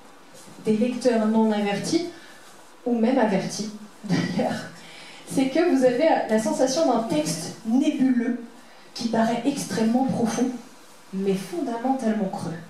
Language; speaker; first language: French; native; French